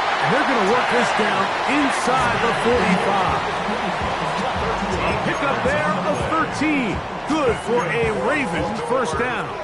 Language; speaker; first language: English; native; English